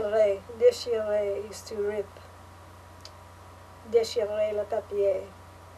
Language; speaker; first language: French; non-native, learner; English